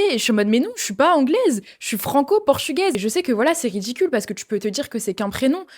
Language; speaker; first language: French; native; French